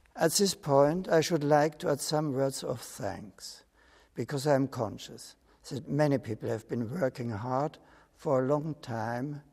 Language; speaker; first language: English; non-native, fluent; German